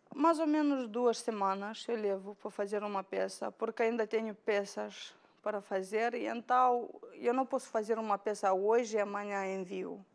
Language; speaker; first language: Portuguese; non-native, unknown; Romanian